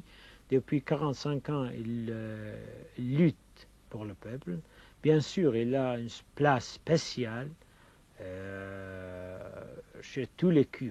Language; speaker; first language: French; non-native, fluent; Kurdish